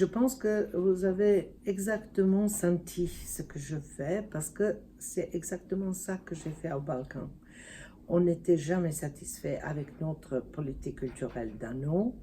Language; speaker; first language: French; non-native, fluent; Serbian